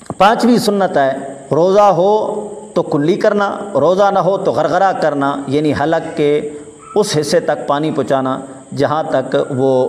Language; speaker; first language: Urdu; native; Urdu